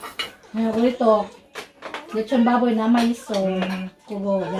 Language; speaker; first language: Korean; non-native, fluent; Filipino